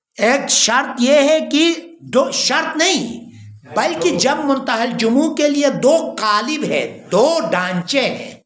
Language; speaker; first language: Urdu; non-native, local second language; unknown